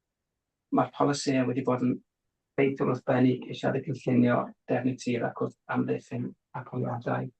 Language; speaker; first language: Welsh; native; Welsh